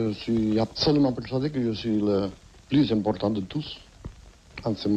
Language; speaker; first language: French; non-native, fluent; Catalan